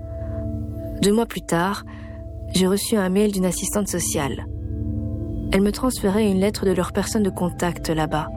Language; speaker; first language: French; native; French